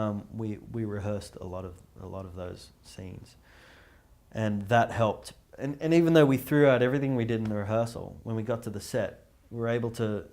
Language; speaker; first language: English; native; English